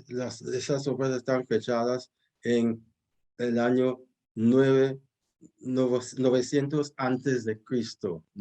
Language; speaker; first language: Spanish; non-native, fluent; English